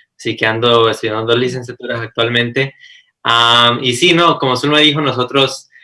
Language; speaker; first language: Spanish; early bilingual, heritage; Spanish